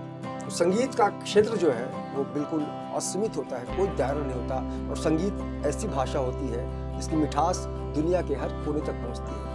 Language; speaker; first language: Hindi; native; Hindi